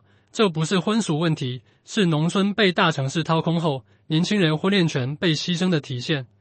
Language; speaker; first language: Chinese; native; Chinese